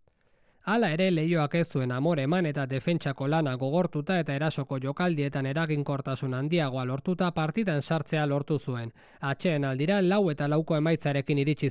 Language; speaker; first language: Basque; native; Basque